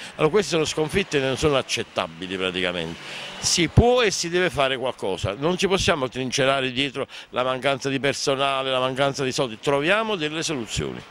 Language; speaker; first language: Italian; native; Italian